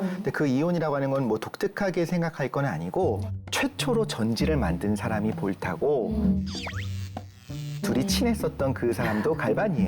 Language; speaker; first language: Korean; native; Korean